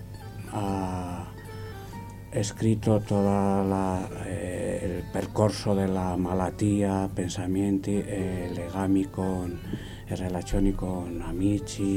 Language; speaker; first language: Italian; non-native, learner; Spanish